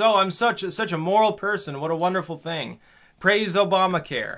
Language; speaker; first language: English; native; English